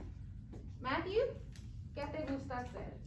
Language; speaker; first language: Spanish; non-native, fluent; English